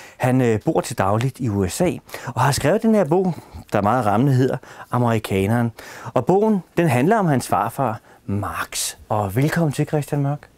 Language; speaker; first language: Danish; native; Danish